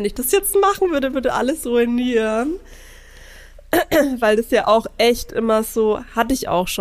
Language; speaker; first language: German; native; German